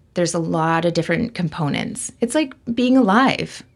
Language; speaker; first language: English; native; English